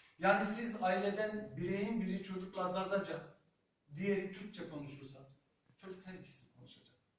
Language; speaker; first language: Turkish; non-native, local second language; Zaza